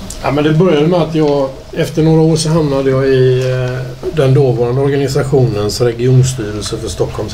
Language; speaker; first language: Swedish; native; Swedish